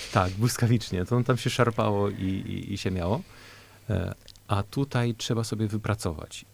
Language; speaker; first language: Polish; early bilingual, heritage; Polish